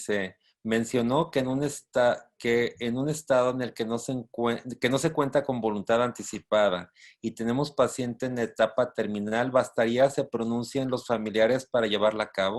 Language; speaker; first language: Spanish; native; Spanish